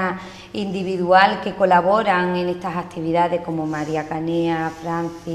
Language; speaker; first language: Spanish; native; Spanish